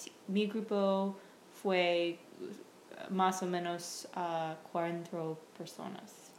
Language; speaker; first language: Spanish; non-native, learner; English